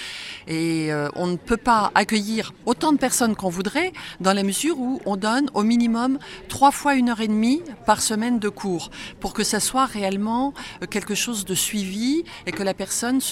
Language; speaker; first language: French; native; French